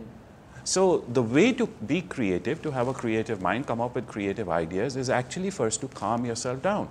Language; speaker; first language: English; non-native, local second language; Hindi